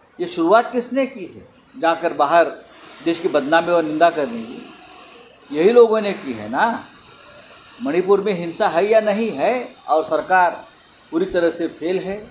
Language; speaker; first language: Hindi; non-native, local second language; Marathi